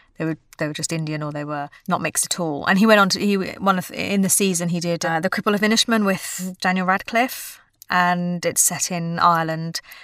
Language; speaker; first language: English; native; English